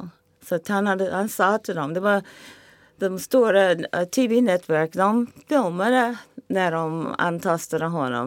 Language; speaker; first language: Swedish; non-native, fluent; English